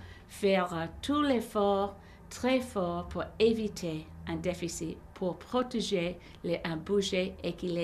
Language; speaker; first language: French; non-native, learner; English